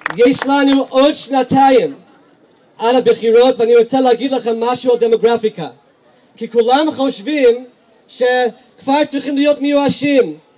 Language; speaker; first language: Hebrew; early bilingual, other home language; English